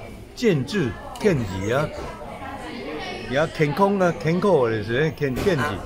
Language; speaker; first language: Japanese; non-native, learner; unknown